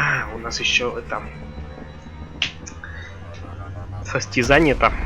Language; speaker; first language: Russian; native; Russian